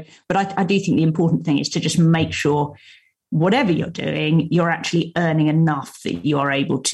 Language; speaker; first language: English; native; English